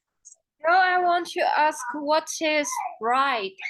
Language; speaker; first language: English; non-native, learner; Chinese